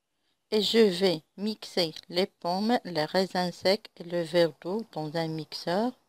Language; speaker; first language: French; non-native, local second language; Arabic